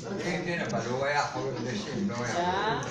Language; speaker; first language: Hebrew; non-native, fluent; Arabic